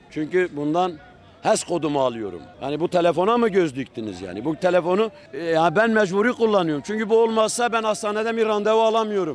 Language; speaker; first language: Turkish; native; Turkish